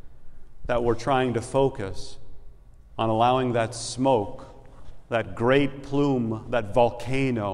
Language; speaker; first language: English; native; English